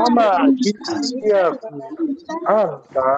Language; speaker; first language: Arabic; non-native, learner; Bangla